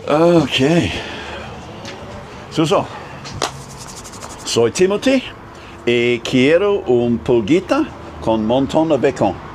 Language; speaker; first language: Spanish; non-native, learner; English